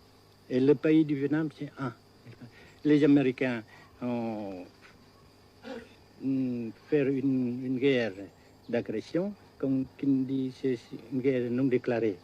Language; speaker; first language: French; non-native, fluent; Vietnamese